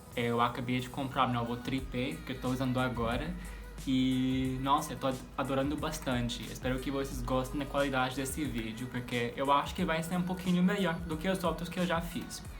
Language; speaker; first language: Portuguese; non-native, fluent; English